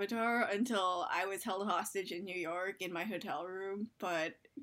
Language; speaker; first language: English; native; English